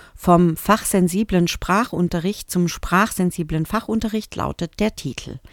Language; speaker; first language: German; native; German